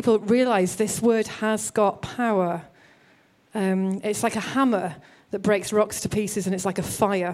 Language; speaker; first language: English; native; English